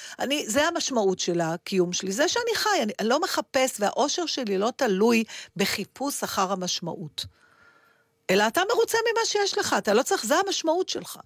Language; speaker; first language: Hebrew; native; Hebrew